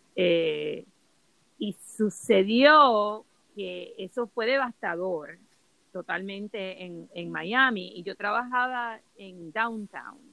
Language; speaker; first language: Spanish; native; Spanish